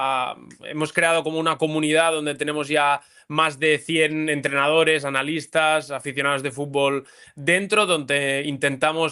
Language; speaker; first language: Spanish; native; Spanish